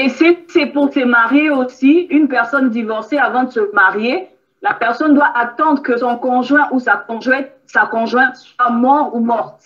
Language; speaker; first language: French; non-native, local second language; Lingala